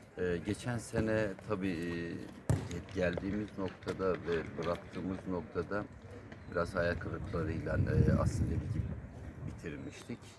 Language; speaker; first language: Turkish; native; Turkish